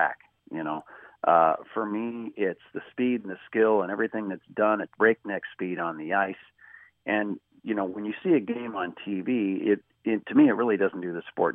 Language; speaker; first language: English; native; English